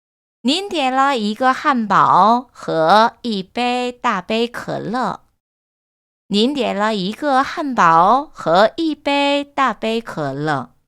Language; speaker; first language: Chinese; non-native, fluent; Korean